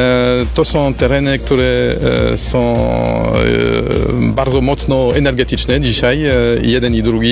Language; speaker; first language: Polish; non-native, fluent; French